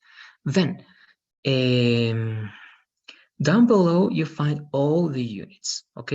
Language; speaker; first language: English; non-native, fluent; Spanish